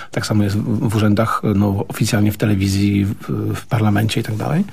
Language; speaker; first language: Polish; native; Polish